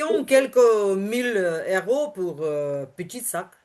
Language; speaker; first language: French; non-native, learner; Ukrainian